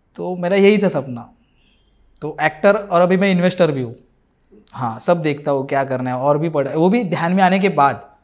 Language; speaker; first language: Hindi; non-native, local second language; Marathi